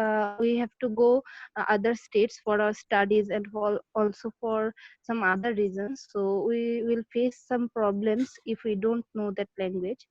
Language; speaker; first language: English; non-native, learner; Bangla